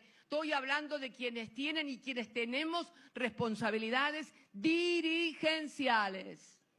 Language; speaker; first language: Spanish; native; Spanish